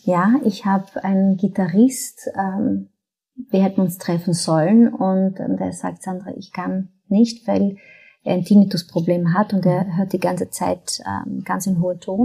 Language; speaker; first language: German; non-native, fluent; Portuguese